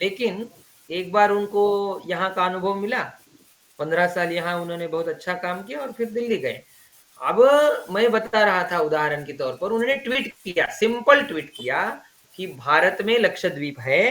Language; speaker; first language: Hindi; native; Hindi